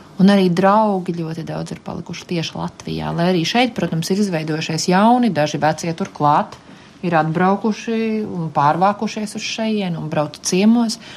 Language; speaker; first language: Latvian; native; Latvian